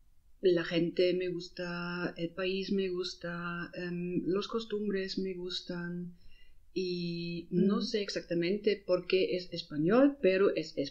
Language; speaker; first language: Spanish; non-native, learner; German